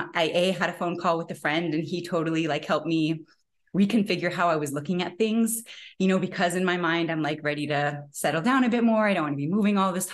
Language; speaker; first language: English; native; English